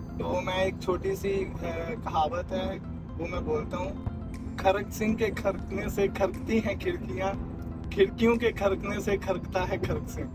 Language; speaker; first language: Urdu; non-native, local second language; Punjabi